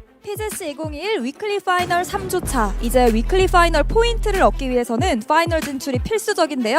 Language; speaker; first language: Korean; native; Korean